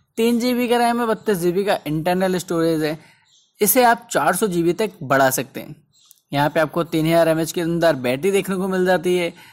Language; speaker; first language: Hindi; native; Hindi